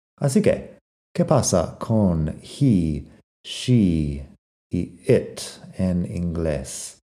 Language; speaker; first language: Spanish; non-native, fluent; English